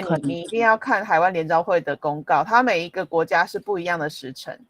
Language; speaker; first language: Chinese; native; Chinese